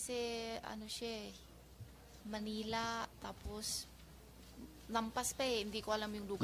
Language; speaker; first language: Filipino; non-native, learner; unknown